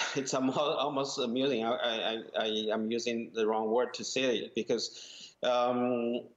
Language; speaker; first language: English; non-native, fluent; Chinese